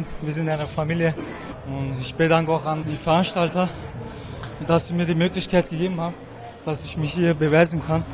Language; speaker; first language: German; non-native, local second language; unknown